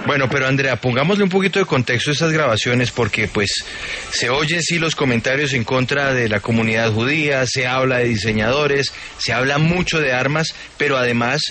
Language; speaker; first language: Spanish; native; Spanish